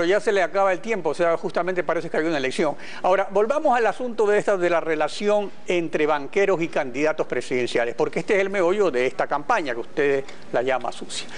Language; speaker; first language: Spanish; native; Spanish